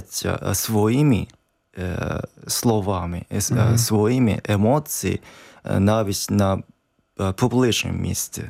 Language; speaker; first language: Ukrainian; non-native, learner; Japanese